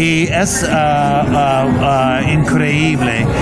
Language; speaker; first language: Spanish; non-native, learner; English